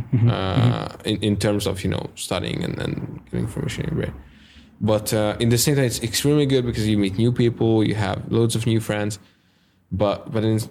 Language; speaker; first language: English; non-native, fluent; Hungarian